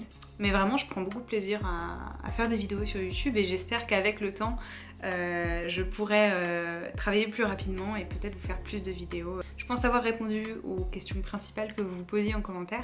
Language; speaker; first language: French; native; French